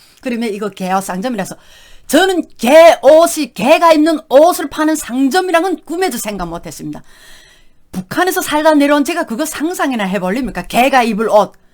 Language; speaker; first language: Korean; native; Korean